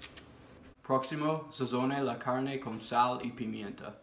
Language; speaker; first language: Spanish; non-native, learner; English